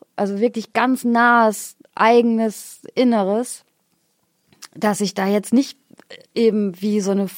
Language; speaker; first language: German; native; German